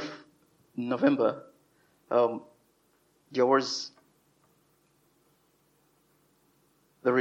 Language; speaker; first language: English; non-native, local second language; Yoruba